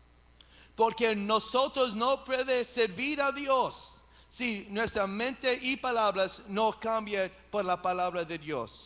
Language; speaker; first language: Spanish; early bilingual, heritage; English